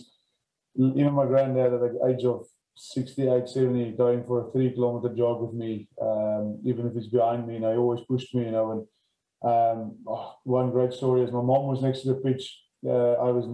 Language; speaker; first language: English; non-native, local second language; Afrikaans